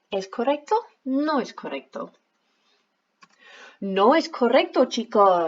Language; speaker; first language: Spanish; non-native, fluent; English